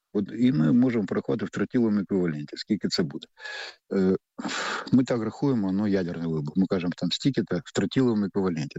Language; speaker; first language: Ukrainian; native; Ukrainian